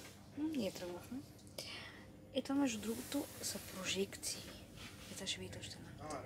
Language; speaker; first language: Bulgarian; native; Bulgarian